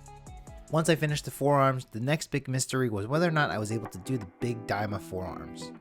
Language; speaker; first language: English; native; English